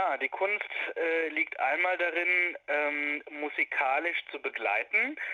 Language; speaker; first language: German; native; German